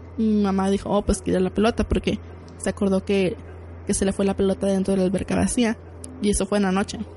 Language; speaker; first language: Spanish; early bilingual, heritage; Spanish